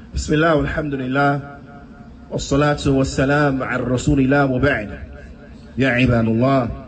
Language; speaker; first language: Arabic; non-native, fluent; English